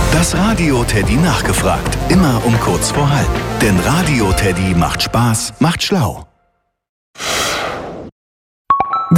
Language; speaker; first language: German; native; German